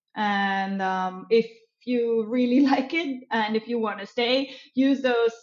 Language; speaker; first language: English; non-native, fluent; German